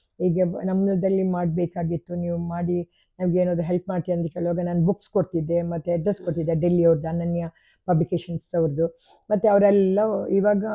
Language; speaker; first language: Kannada; non-native, local second language; Kodava